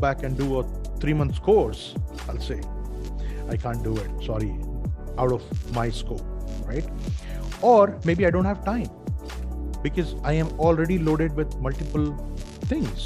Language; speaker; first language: English; non-native, local second language; Hindi